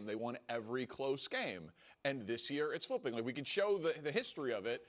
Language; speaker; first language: English; native; English